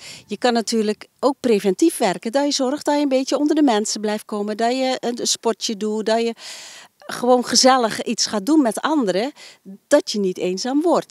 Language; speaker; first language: Dutch; native; Dutch